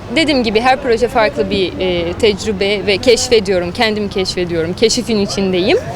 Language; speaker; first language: Turkish; non-native, fluent; Portuguese